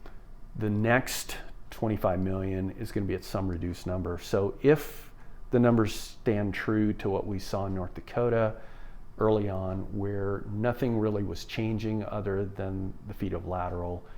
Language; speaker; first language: English; native; English